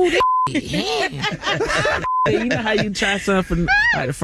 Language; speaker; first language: English; native; English